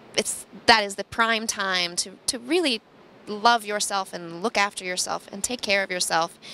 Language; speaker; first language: English; native; English